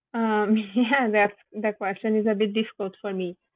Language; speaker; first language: English; non-native, fluent; Portuguese